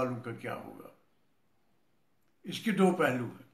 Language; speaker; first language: Urdu; non-native, local second language; Kashmiri